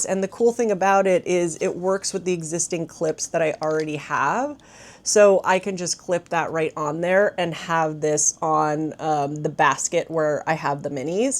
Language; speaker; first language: English; native; English